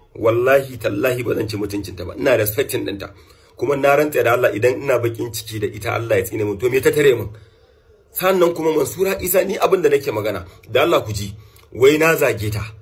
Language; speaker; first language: Hausa; non-native, local second language; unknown